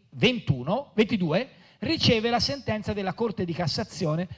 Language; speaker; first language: Italian; native; Italian